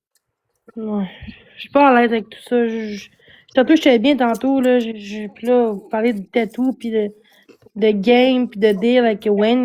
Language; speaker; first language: French; native; French